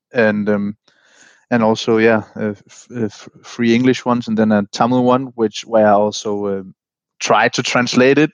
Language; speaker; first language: English; non-native, fluent; Danish